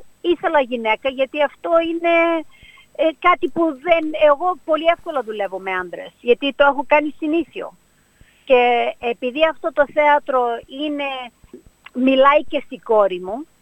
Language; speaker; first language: Greek; early bilingual, heritage; Greek